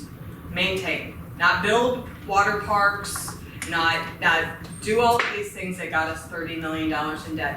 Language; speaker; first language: English; native; English